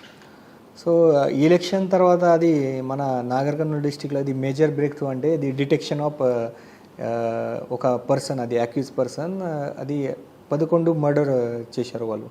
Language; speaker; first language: Telugu; non-native, fluent; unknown